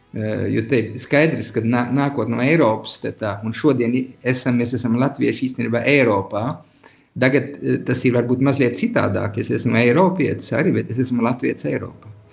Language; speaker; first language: Latvian; early bilingual, heritage; Latvian